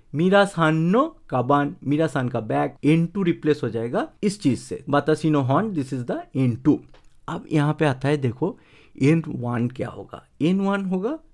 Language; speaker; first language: Hindi; native; Hindi